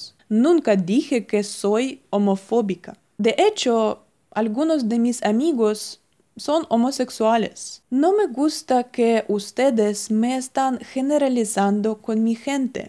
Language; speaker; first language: Spanish; non-native, fluent; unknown